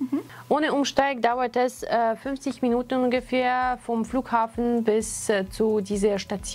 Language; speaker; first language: German; non-native, fluent; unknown